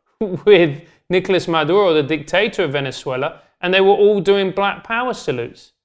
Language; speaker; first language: English; native; English